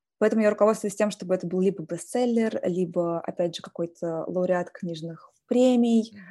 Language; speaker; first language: Russian; native; Russian